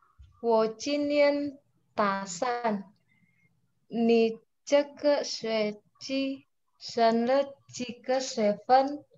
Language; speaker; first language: Chinese; non-native, learner; Indonesian